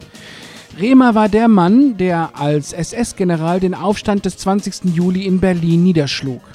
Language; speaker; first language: German; native; German